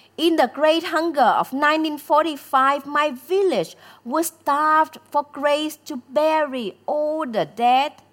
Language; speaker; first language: English; non-native, fluent; Vietnamese